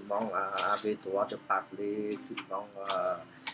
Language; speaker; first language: French; non-native, fluent; Khmer